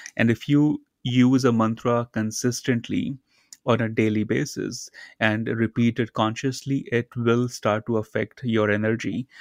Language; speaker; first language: English; non-native, local second language; Hindi